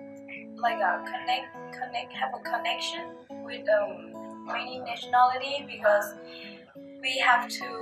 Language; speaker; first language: English; non-native, learner; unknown